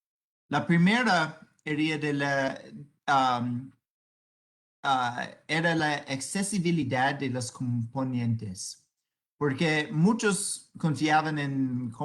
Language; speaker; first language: Spanish; non-native, fluent; English